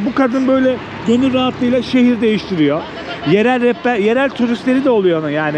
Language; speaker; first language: Turkish; native; Turkish